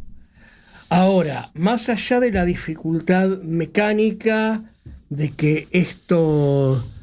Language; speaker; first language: Spanish; native; Spanish